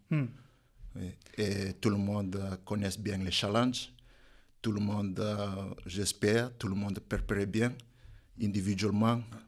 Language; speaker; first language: French; non-native, learner; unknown